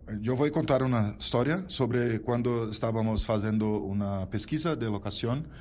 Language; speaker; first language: Spanish; non-native, learner; Portuguese